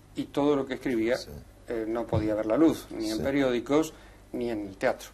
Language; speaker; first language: Spanish; native; Spanish